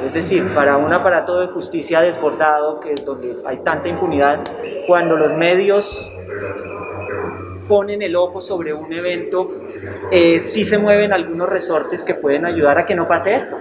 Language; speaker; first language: Spanish; native; Spanish